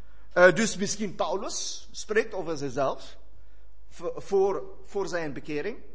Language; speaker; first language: Dutch; non-native, fluent; German